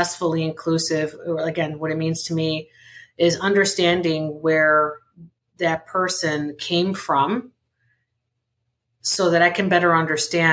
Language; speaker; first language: English; early bilingual, other home language; Spanish